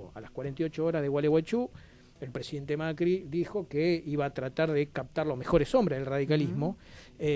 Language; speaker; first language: Spanish; native; Spanish